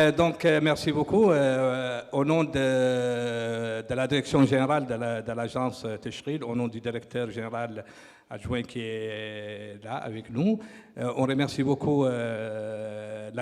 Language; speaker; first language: French; non-native, local second language; Arabic